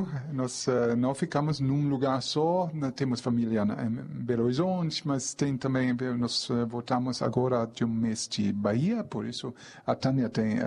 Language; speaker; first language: Portuguese; non-native, fluent; German